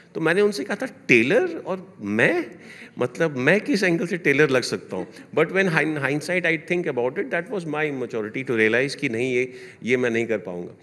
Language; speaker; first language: Hindi; native; Hindi